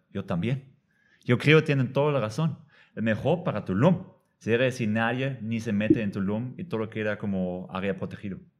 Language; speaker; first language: Spanish; non-native, fluent; German